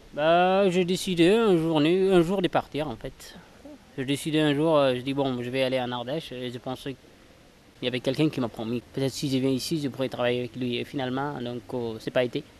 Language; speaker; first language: French; non-native, local second language; Fula